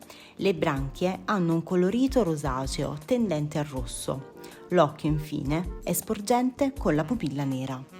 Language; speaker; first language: Italian; native; Italian